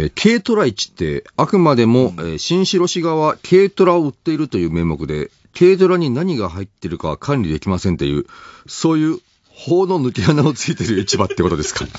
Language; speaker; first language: Japanese; native; Japanese